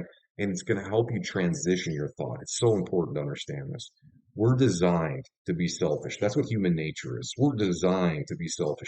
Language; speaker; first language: English; native; English